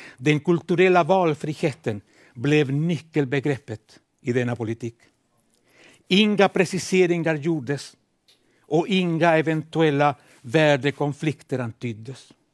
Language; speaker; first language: Swedish; non-native, fluent; Spanish